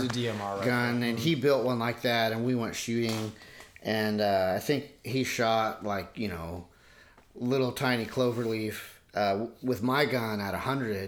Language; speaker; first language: English; native; English